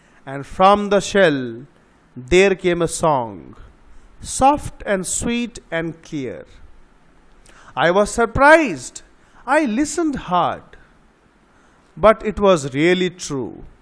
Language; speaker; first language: English; non-native, local second language; Bangla